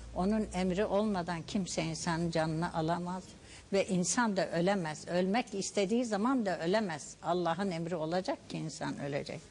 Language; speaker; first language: Turkish; non-native, local second language; Kurdish